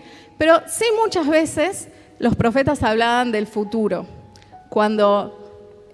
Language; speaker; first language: Spanish; native; Spanish